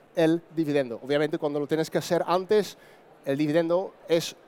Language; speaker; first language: Spanish; non-native, fluent; Dutch